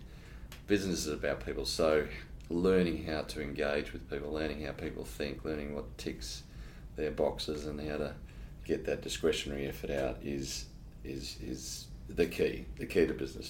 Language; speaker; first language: English; native; English